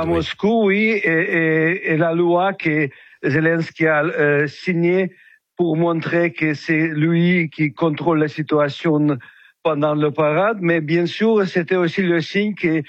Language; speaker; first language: French; non-native, fluent; Ukrainian